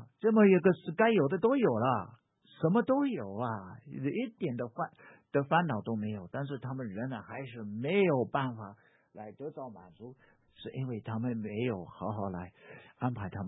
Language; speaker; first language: Chinese; non-native, fluent; English